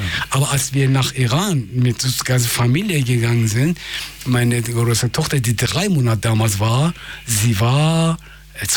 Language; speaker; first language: German; non-native, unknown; Persian